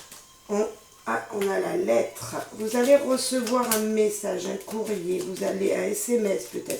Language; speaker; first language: French; native; French